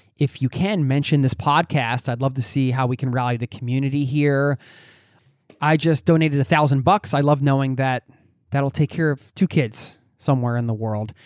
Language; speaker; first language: English; native; English